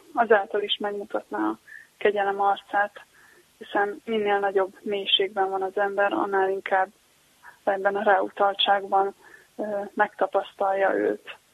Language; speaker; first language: Hungarian; native; Hungarian